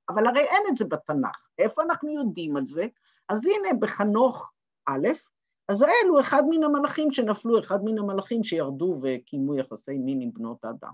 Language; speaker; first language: Hebrew; native; Hebrew